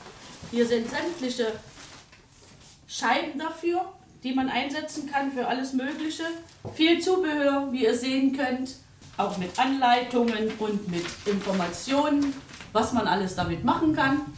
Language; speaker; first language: German; native; German